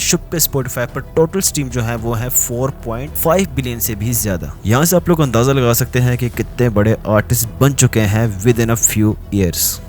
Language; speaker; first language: Urdu; native; Urdu